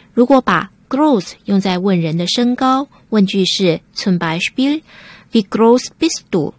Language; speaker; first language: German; non-native, fluent; Chinese